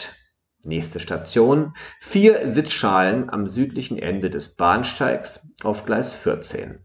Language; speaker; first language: German; native; German